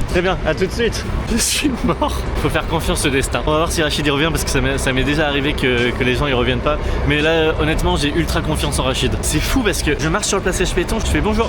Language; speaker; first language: French; native; French